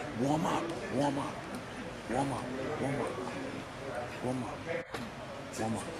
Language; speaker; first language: English; native; English